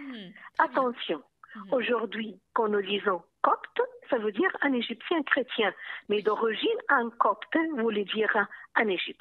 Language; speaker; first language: French; non-native, fluent; Arabic